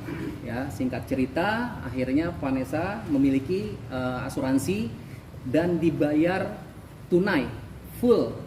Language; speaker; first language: Indonesian; native; Indonesian